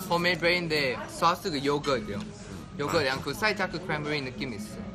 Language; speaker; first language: Korean; non-native, fluent; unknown